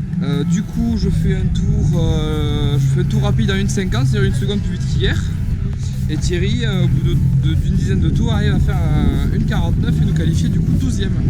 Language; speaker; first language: French; native; French